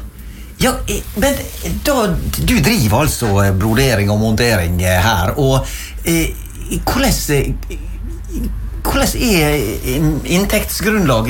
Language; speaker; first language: Norwegian; native; Norwegian